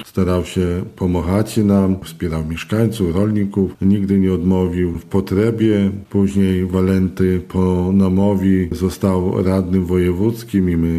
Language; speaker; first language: Polish; non-native, local second language; Belarusian